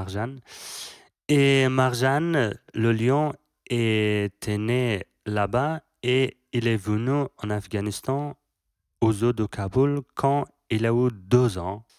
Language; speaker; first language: French; non-native, learner; Persian